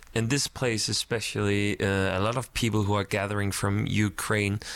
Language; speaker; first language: English; non-native, fluent; Danish